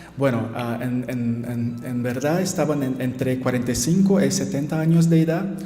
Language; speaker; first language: Spanish; non-native, learner; Portuguese